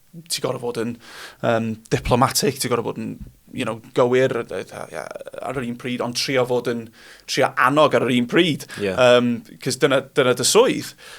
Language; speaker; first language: Welsh; non-native, local second language; English